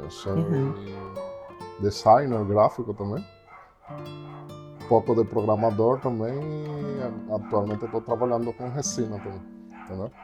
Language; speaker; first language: Portuguese; non-native, fluent; Spanish